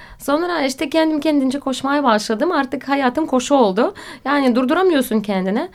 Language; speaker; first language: Turkish; non-native, fluent; Russian